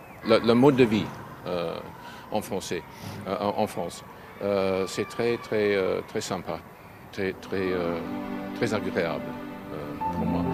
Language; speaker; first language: French; non-native, learner; English